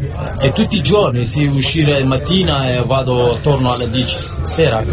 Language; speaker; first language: Italian; non-native, learner; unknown